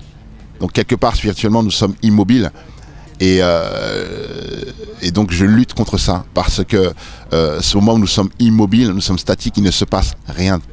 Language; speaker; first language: French; early bilingual, other home language; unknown